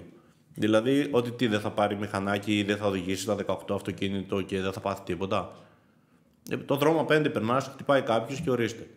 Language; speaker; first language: Greek; native; Greek